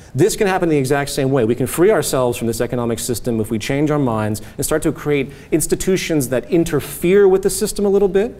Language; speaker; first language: English; native; English